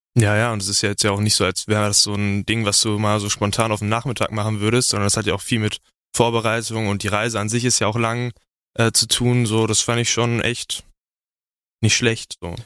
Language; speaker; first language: German; native; German